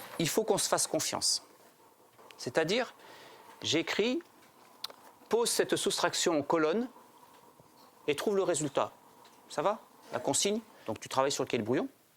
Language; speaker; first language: French; native; French